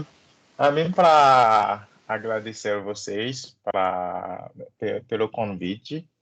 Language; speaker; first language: Portuguese; non-native, learner; Haitian Creole